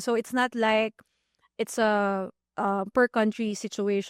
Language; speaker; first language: English; non-native, local second language; Filipino